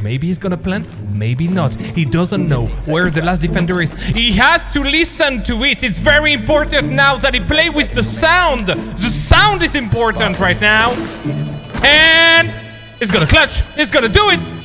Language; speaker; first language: English; non-native, fluent; French